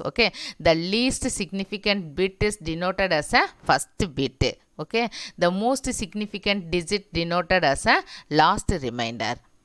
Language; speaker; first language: English; non-native, local second language; Tamil